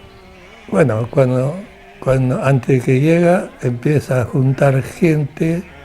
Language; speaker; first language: Spanish; non-native, local second language; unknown